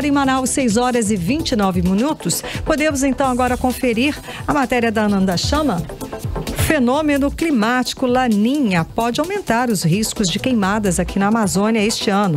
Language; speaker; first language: Portuguese; native; Portuguese